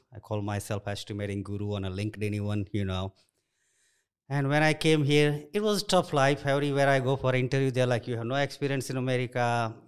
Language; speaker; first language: English; non-native, local second language; Gujarati